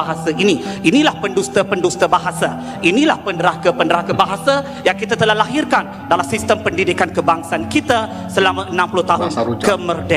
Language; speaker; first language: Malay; non-native, local second language; Tamil